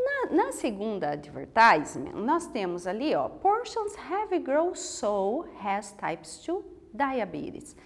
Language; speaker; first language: English; non-native, fluent; Portuguese